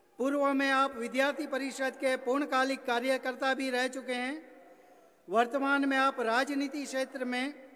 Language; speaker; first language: Hindi; non-native, local second language; Gujarati